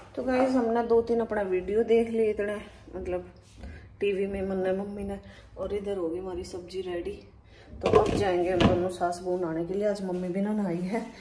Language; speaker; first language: Hindi; native; Hindi